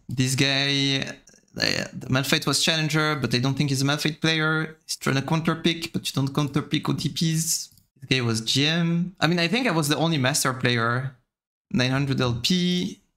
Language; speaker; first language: English; non-native, fluent; French